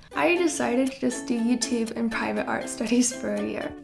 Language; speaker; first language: English; native; English